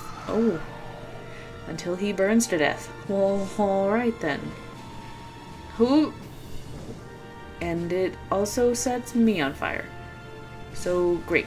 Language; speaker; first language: English; native; English